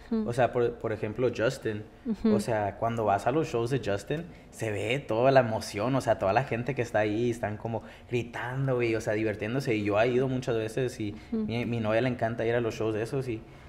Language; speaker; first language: Spanish; early bilingual, heritage; Spanish